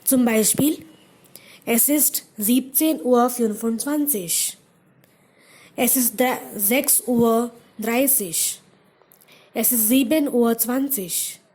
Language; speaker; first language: German; non-native, fluent; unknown